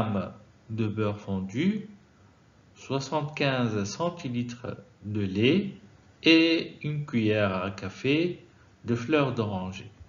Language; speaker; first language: French; non-native, fluent; Arabic